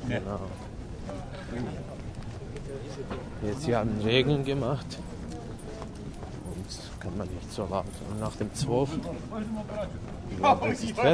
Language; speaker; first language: German; non-native, fluent; Serbian